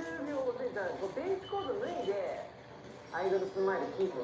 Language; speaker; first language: Japanese; native; Japanese